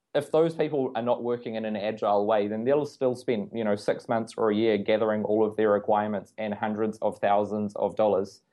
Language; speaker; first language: English; native; English